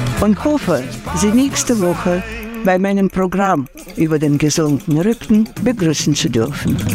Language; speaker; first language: German; non-native, fluent; Russian